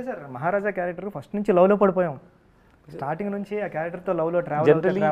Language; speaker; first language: Telugu; native; Telugu